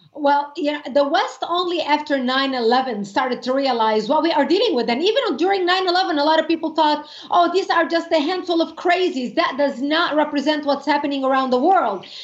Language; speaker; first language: English; non-native, fluent; Arabic